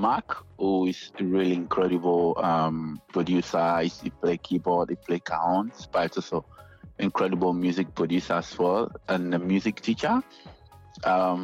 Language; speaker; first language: English; non-native, local second language; Ga